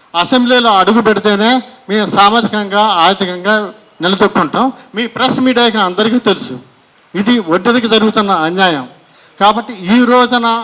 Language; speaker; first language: Telugu; native; Telugu